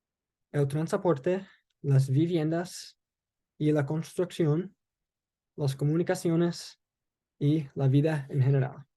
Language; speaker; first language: Spanish; non-native, learner; English